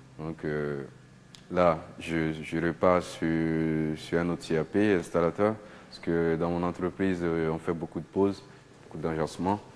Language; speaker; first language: French; non-native, local second language; Arabic